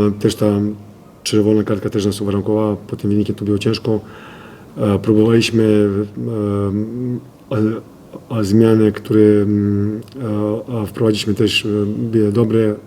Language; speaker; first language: Polish; non-native, fluent; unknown